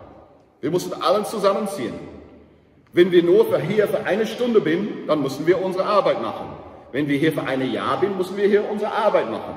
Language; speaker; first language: German; non-native, learner; English